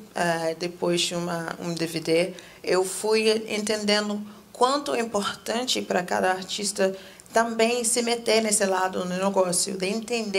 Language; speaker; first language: Portuguese; non-native, fluent; English